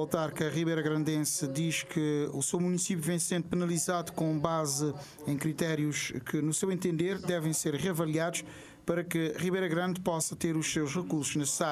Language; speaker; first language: Portuguese; non-native, local second language; Kabuverdianu